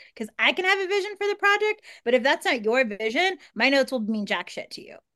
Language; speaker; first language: English; native; English